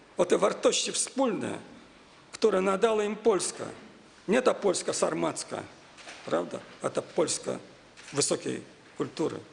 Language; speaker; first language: Polish; non-native, fluent; Russian